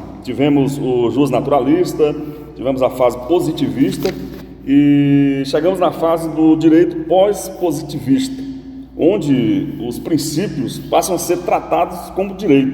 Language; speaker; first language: Portuguese; native; Portuguese